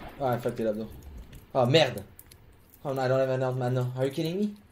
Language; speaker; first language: English; non-native, fluent; French